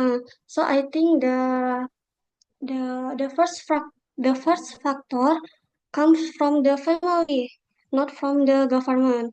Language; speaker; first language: English; non-native, local second language; Indonesian